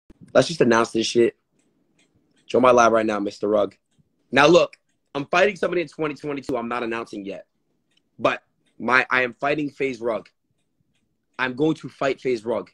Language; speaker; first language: English; native; English